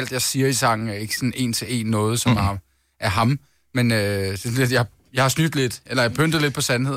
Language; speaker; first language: Danish; native; Danish